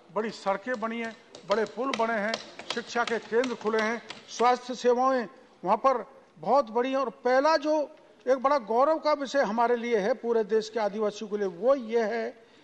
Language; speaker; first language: Hindi; native; Hindi